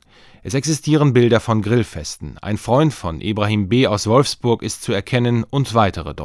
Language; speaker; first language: German; native; German